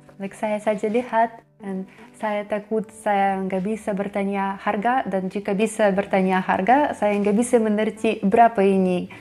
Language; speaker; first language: Indonesian; non-native, learner; Russian